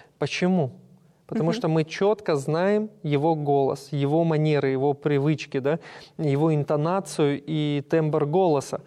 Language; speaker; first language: Russian; native; Russian